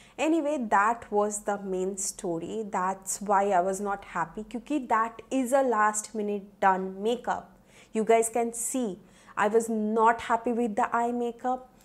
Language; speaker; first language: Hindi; non-native, local second language; Bangla